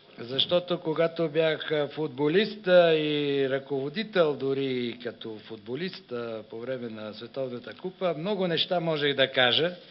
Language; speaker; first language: Bulgarian; native; Bulgarian